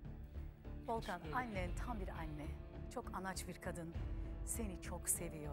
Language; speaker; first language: Turkish; native; Turkish